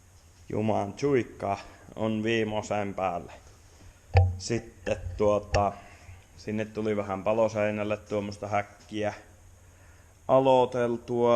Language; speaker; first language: Finnish; native; Finnish